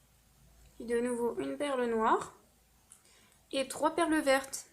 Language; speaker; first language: French; native; French